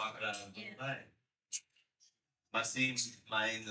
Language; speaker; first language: Indonesian; non-native, learner; English